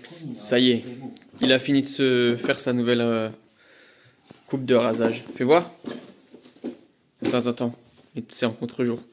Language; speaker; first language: French; native; French